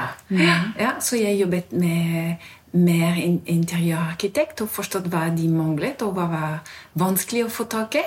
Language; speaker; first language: Norwegian; non-native, fluent; French